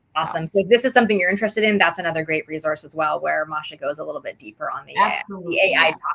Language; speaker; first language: English; native; English